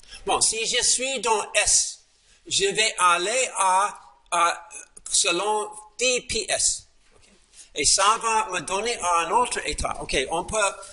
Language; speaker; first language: French; non-native, fluent; English